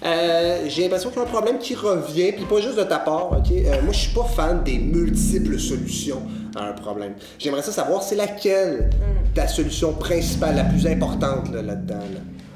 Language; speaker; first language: French; native; French